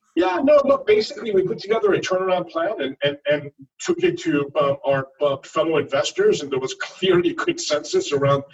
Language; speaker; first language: English; non-native, fluent; French